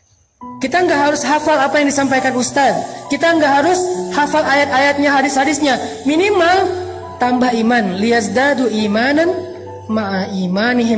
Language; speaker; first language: Indonesian; native; Indonesian